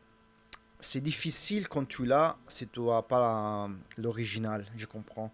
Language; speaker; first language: French; non-native, learner; Italian